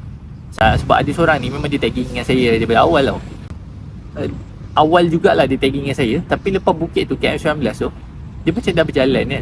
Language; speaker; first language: Malay; native; Malay